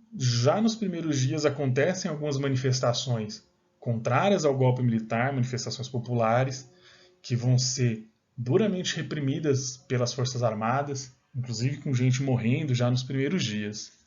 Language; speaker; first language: Portuguese; native; Portuguese